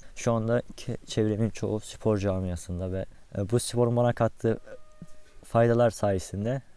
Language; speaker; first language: Turkish; native; Turkish